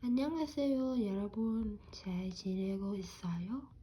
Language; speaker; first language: Korean; non-native, learner; Vietnamese